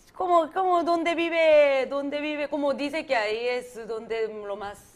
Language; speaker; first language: Spanish; non-native, fluent; Korean